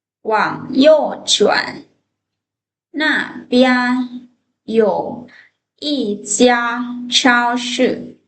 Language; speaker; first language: Chinese; non-native, fluent; Lao